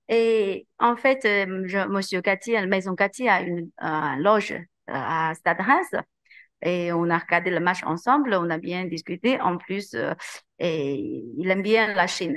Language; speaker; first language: French; non-native, learner; Chinese